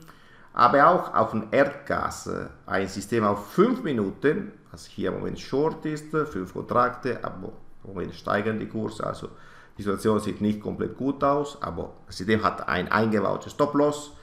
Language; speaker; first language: German; non-native, fluent; Italian